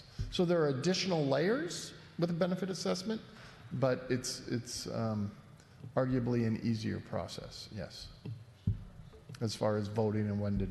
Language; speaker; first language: English; native; English